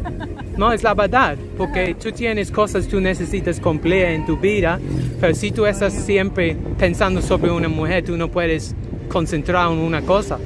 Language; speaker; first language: Spanish; non-native, learner; English